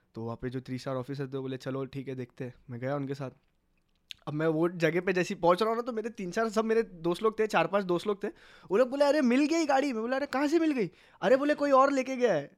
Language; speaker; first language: Hindi; native; Hindi